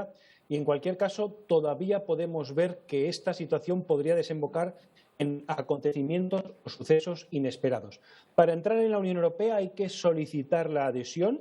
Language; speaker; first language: Spanish; native; Spanish